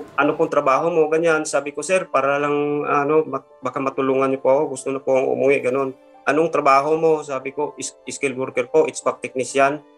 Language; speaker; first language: Filipino; non-native, local second language; Cebuano